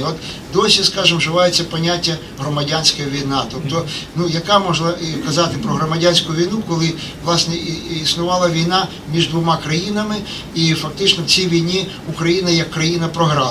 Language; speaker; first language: Ukrainian; native; Ukrainian